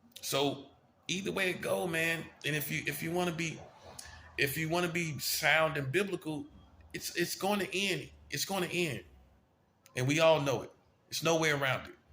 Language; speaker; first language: English; native; English